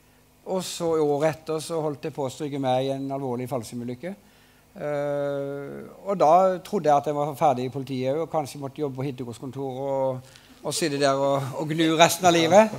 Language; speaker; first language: Norwegian; native; Norwegian